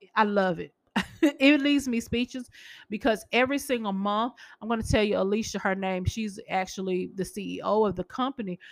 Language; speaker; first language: English; native; English